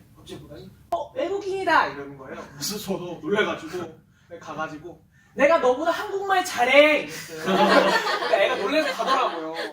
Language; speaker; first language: Korean; early bilingual, other home language; Vietnamese